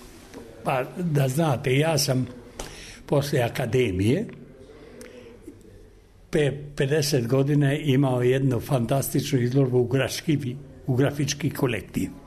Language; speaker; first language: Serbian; non-native, local second language; Albanian